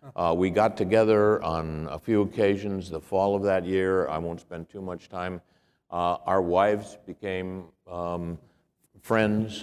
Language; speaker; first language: English; native; English